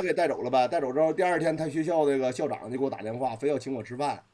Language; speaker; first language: Chinese; native; Chinese